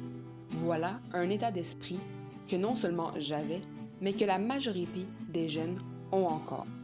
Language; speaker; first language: French; native; French